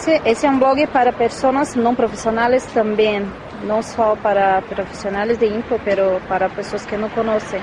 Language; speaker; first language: Spanish; non-native, learner; Portuguese